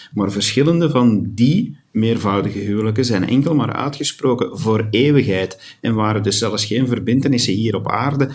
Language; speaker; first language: Dutch; native; Dutch